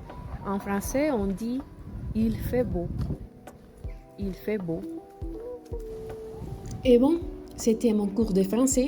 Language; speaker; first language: French; non-native, learner; Spanish